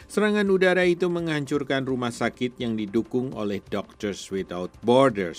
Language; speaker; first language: Indonesian; native; Indonesian